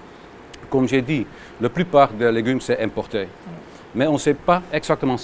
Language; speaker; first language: French; non-native, learner; Dutch